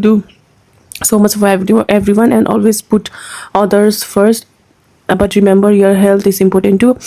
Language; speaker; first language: English; non-native, local second language; Nepali